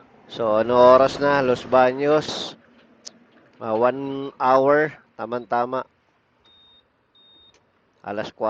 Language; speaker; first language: Filipino; native; Filipino